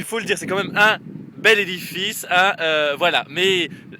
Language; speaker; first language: French; native; French